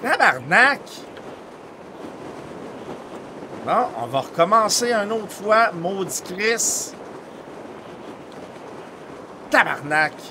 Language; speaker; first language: French; native; French